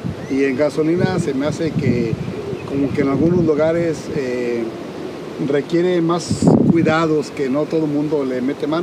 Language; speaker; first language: Spanish; native; Spanish